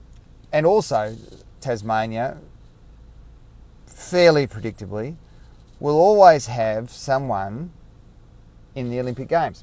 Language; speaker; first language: English; native; English